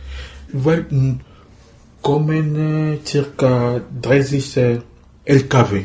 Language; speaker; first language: German; non-native, learner; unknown